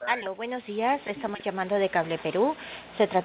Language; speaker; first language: Spanish; native; Spanish